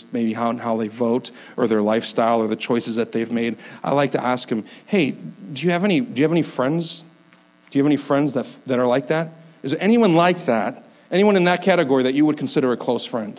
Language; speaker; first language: English; native; English